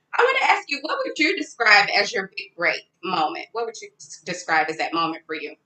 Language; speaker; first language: English; native; English